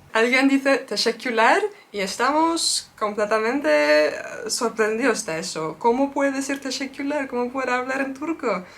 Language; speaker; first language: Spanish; non-native, fluent; Turkish